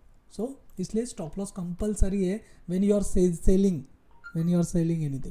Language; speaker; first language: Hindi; native; Hindi